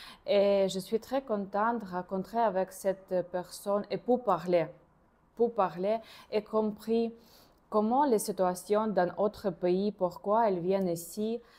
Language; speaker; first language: French; non-native, learner; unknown